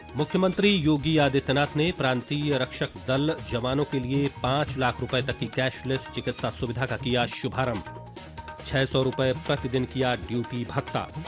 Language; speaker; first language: Hindi; native; Hindi